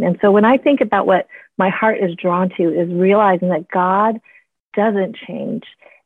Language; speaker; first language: English; native; English